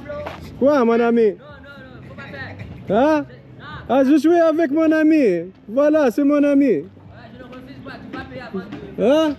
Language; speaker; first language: French; non-native, learner; Arabic